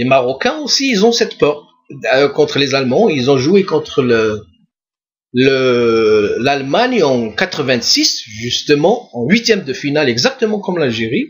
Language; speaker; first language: French; non-native, local second language; Arabic